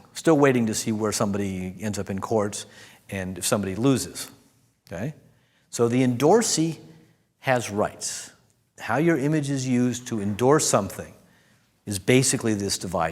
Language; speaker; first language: English; native; English